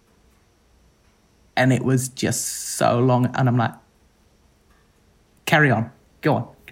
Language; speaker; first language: English; native; English